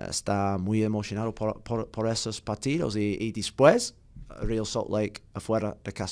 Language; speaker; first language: Spanish; non-native, learner; English